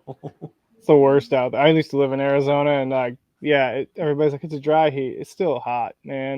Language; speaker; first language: English; native; English